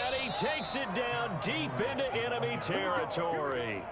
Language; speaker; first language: English; native; English